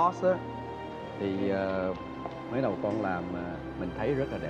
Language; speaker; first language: Vietnamese; early bilingual, heritage; Vietnamese